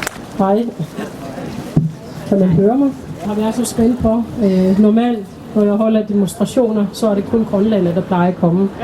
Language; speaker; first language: Danish; non-native, local second language; Kalaallisut